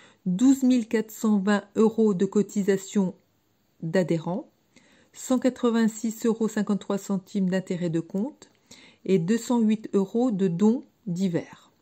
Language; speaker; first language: French; native; French